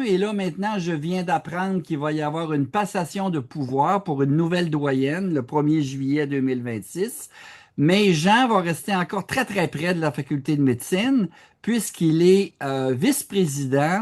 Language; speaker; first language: French; native; French